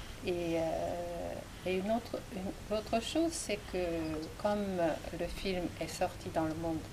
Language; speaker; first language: French; non-native, fluent; Japanese